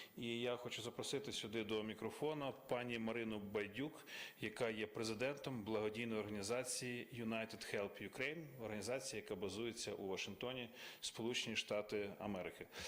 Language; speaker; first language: Ukrainian; native; Ukrainian